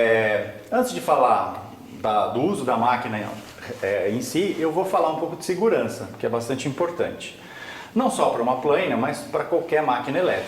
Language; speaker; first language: Portuguese; native; Portuguese